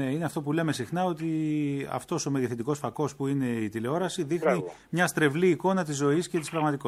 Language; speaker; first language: Greek; native; Greek